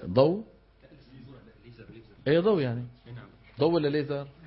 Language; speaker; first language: Arabic; native; Arabic